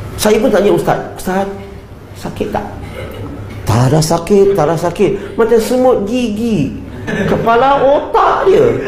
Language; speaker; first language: Malay; non-native, local second language; Chinese